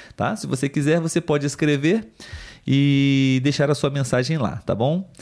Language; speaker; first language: Portuguese; native; Portuguese